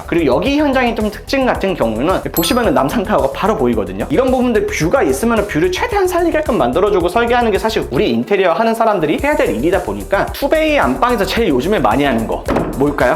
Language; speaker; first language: Korean; native; Korean